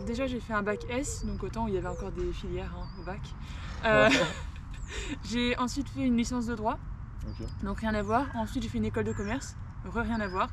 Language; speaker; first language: French; native; French